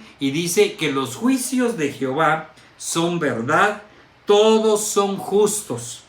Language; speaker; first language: Spanish; native; Spanish